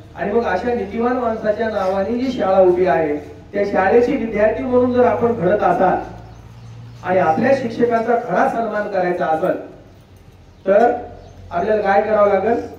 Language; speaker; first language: Marathi; native; Marathi